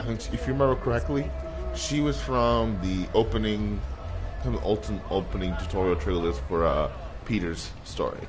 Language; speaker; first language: English; native; English